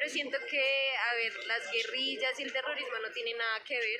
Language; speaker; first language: Spanish; native; Spanish